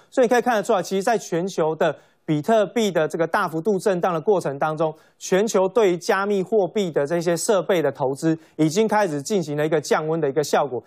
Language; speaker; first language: Chinese; native; Chinese